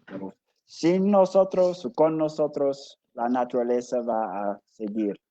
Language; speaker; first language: Spanish; non-native, fluent; English